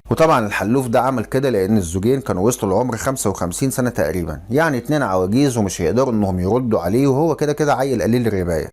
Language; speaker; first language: Arabic; native; Arabic